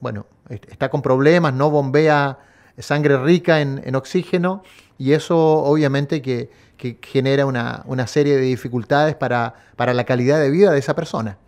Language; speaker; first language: Spanish; native; Spanish